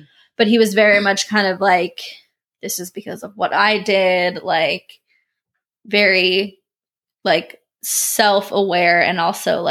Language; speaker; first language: English; native; English